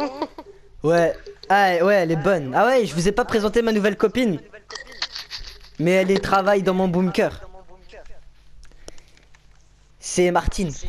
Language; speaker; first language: French; native; French